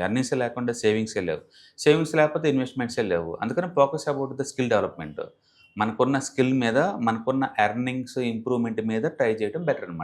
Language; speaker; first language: Telugu; native; Telugu